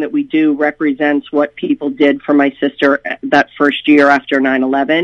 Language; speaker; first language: English; native; English